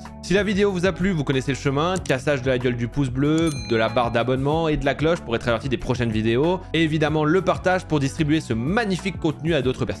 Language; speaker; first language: French; native; French